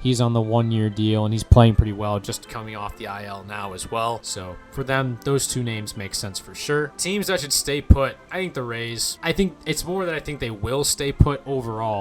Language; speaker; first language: English; native; English